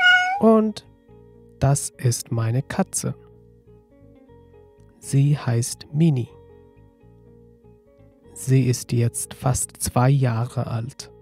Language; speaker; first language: German; non-native, fluent; Nepali